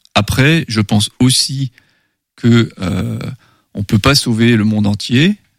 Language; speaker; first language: French; non-native, local second language; German